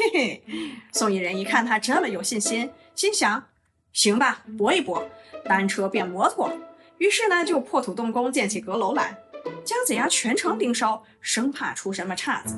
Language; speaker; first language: Chinese; native; Chinese